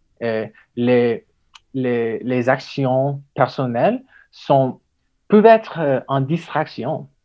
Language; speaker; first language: French; non-native, learner; English